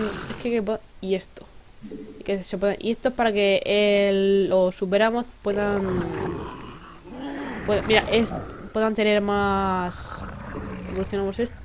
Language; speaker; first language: Spanish; native; Spanish